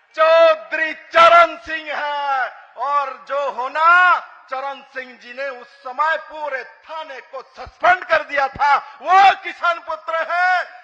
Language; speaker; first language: Hindi; non-native, local second language; Bangla